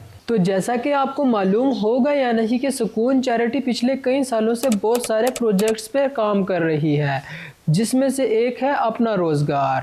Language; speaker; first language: Urdu; native; Urdu